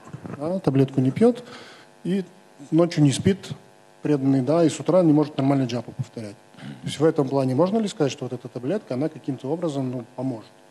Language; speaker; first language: Russian; native; Russian